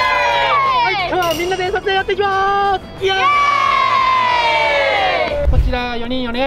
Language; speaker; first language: Japanese; native; Japanese